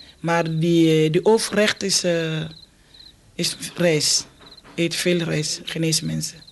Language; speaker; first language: Dutch; non-native, fluent; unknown